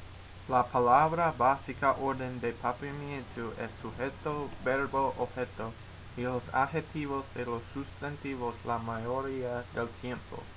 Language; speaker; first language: Spanish; non-native, learner; English